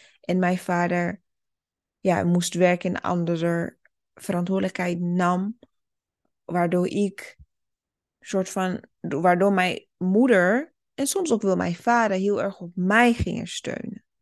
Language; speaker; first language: Dutch; early bilingual, other home language; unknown